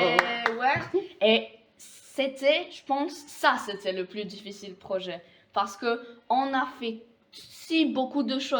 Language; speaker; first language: French; non-native, fluent; Polish